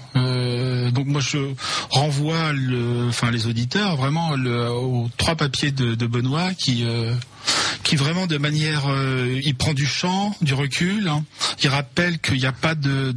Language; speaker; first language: French; native; French